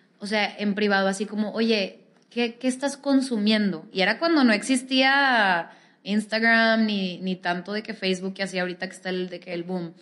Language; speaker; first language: Spanish; native; Spanish